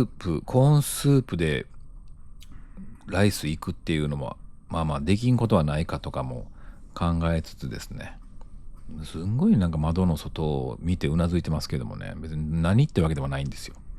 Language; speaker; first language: Japanese; native; Japanese